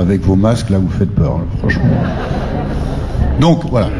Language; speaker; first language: French; native; French